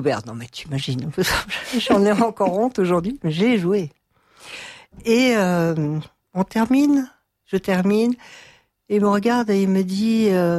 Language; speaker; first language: French; native; French